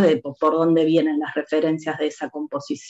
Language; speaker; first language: Spanish; native; Spanish